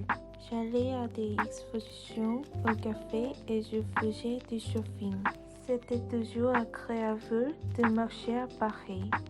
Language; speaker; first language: French; non-native, learner; Korean